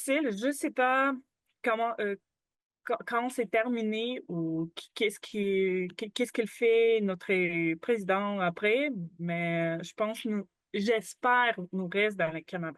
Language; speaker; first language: French; non-native, learner; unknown